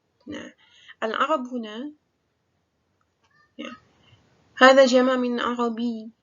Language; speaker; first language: Arabic; non-native, fluent; Indonesian